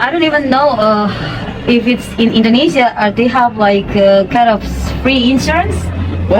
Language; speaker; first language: English; non-native, fluent; Indonesian